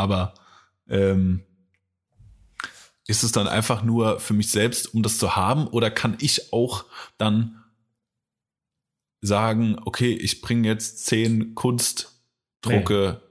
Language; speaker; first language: German; native; German